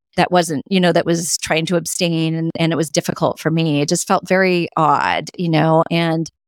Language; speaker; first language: English; native; English